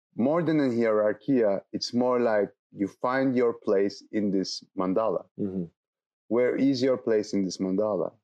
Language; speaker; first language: English; non-native, fluent; Turkish